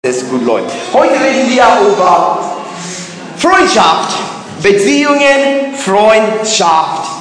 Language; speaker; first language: German; non-native, learner; English